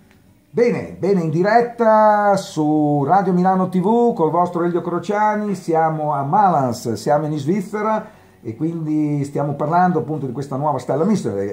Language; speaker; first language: Italian; native; Italian